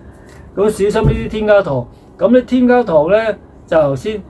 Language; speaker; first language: Cantonese; native; Cantonese